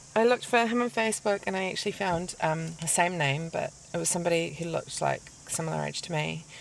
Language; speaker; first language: English; native; English